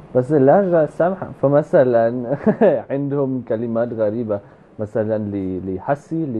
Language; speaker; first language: Arabic; non-native, learner; German